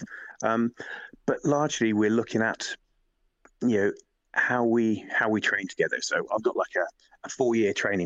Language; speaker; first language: English; native; English